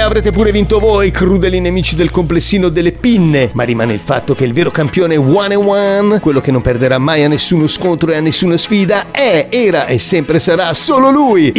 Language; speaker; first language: Italian; native; Italian